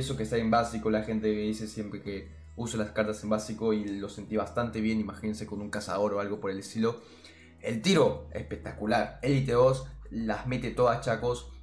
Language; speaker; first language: Spanish; native; Spanish